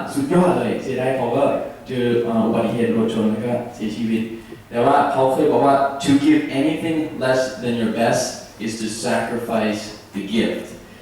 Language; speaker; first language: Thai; non-native, learner; English